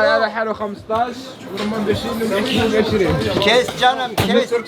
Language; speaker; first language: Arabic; non-native, learner; Turkish